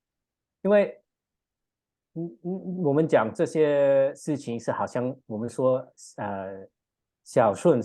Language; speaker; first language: Chinese; early bilingual, heritage; English